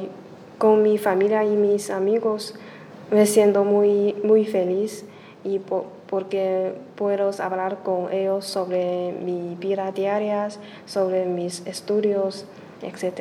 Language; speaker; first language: Spanish; non-native, learner; Chinese